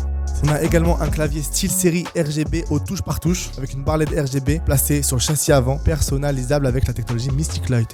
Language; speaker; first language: French; native; French